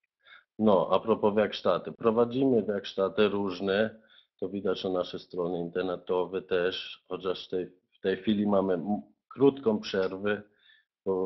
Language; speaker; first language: Polish; non-native, fluent; German